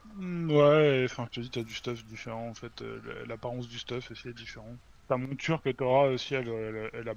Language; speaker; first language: French; native; French